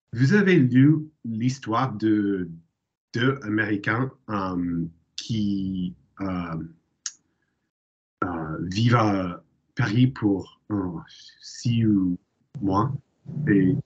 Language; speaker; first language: French; non-native, learner; English